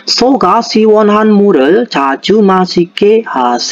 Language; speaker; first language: Korean; non-native, fluent; Indonesian